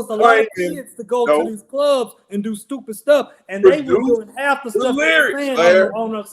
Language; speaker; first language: English; native; English